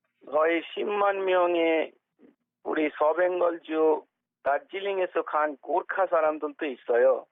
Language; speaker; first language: Korean; non-native, fluent; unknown